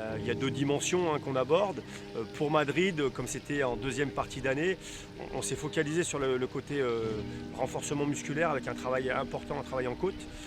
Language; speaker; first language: French; native; French